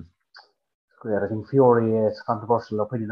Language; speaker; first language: English; native; English